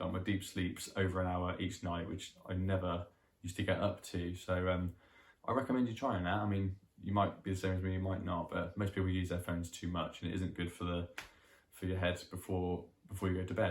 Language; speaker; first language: English; native; English